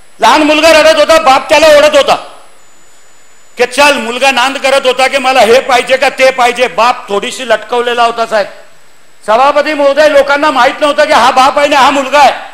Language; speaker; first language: Marathi; native; Marathi